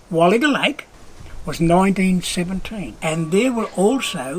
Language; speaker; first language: English; native; English